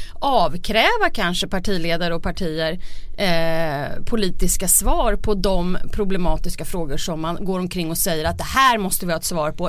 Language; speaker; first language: Swedish; native; Swedish